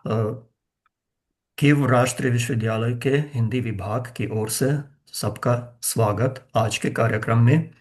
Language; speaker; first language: Hindi; non-native, fluent; Ukrainian